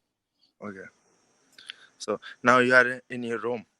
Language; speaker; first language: English; non-native, learner; Bangla